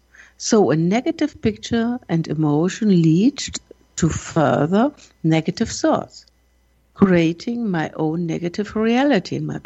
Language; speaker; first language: English; non-native, learner; German